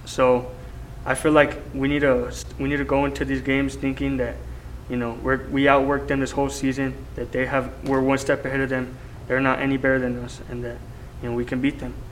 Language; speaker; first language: English; native; English